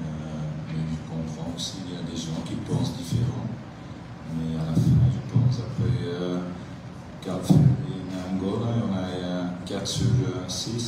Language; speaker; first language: French; non-native, local second language; Dutch